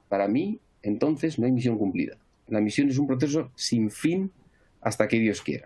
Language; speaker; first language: Spanish; native; Spanish